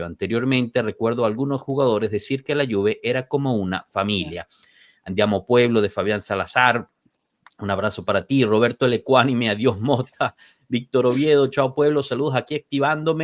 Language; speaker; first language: Spanish; native; Spanish